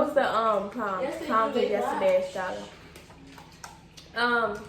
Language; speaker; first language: English; native; English